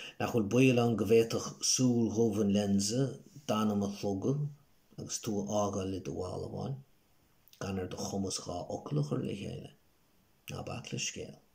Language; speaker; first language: Irish; native; Irish